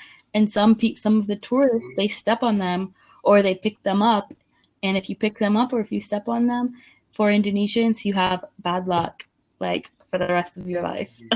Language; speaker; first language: English; non-native, fluent; Spanish